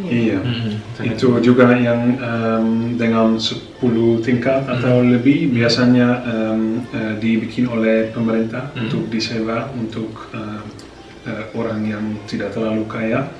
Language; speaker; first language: Indonesian; non-native, fluent; Dutch